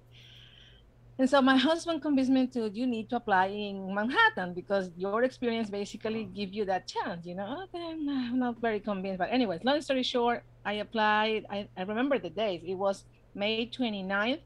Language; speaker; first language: English; non-native, fluent; Spanish